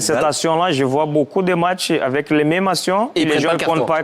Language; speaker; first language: French; non-native, fluent; Portuguese